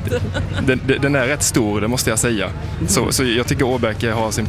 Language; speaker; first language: Swedish; native; Swedish